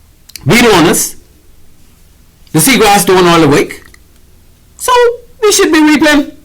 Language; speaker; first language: English; native; English